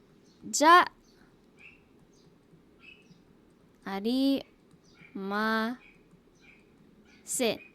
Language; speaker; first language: Japanese; non-native, fluent; Hiligaynon